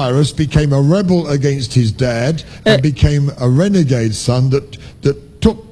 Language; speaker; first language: English; native; English